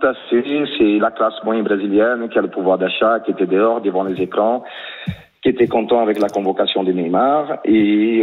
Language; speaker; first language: French; non-native, fluent; Portuguese